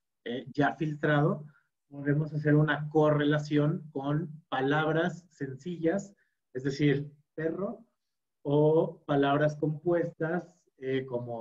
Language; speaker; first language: Spanish; native; Spanish